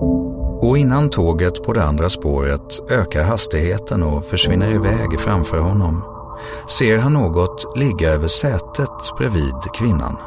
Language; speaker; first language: Swedish; native; Swedish